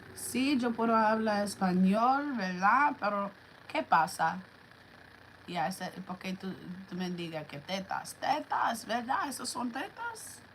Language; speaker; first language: Spanish; non-native, learner; English